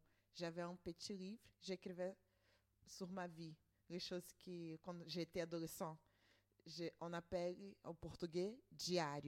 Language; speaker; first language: French; non-native, learner; Portuguese